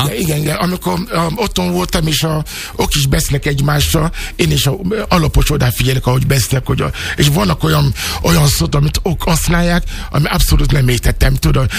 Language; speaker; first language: Hungarian; non-native, fluent; Yoruba